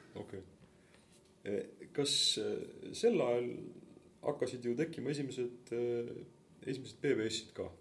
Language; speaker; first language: Estonian; native; Estonian